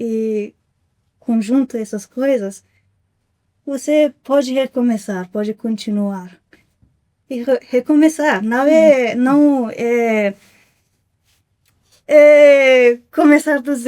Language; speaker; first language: Portuguese; non-native, fluent; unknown